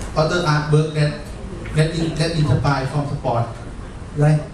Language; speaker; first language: English; non-native, learner; Thai